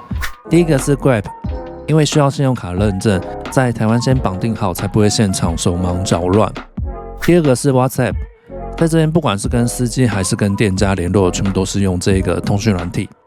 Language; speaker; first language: Chinese; native; Chinese